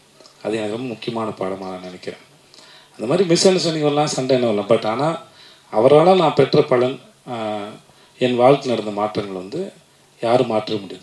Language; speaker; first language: Tamil; native; Tamil